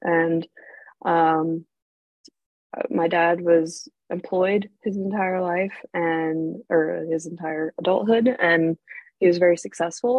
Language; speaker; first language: English; native; English